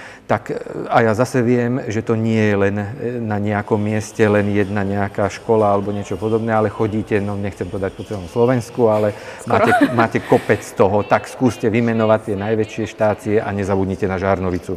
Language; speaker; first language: Slovak; native; Slovak